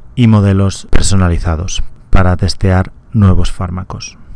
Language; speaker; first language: Spanish; native; Spanish